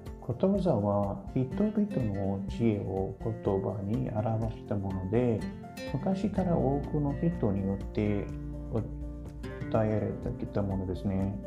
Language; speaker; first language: Japanese; non-native, learner; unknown